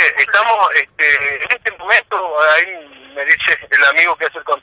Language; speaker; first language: Spanish; native; Spanish